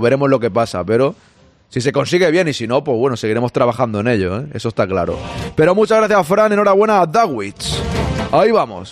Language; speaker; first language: Spanish; native; Spanish